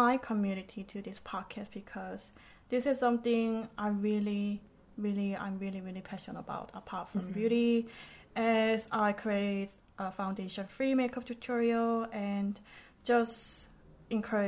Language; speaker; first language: English; non-native, fluent; Korean